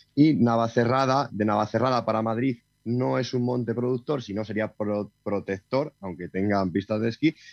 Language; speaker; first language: Spanish; native; Spanish